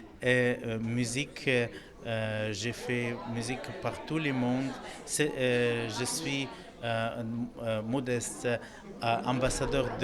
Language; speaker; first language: French; non-native, learner; Russian